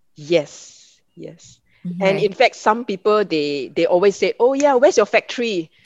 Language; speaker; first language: English; non-native, local second language; Min Nan Chinese